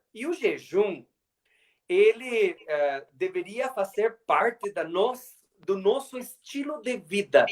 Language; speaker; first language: Portuguese; non-native, fluent; Spanish